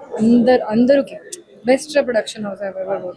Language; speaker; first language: Telugu; non-native, fluent; Hindi